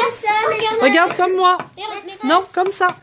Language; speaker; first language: French; native; French